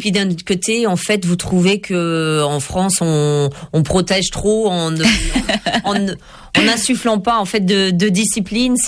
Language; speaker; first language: French; native; French